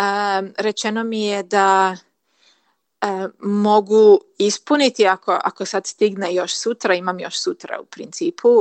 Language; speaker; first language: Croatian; early bilingual, heritage; Croatian